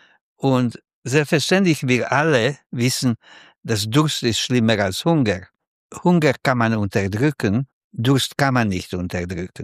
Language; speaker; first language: German; non-native, fluent; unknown